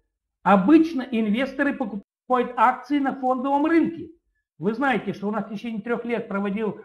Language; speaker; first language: Russian; native; Russian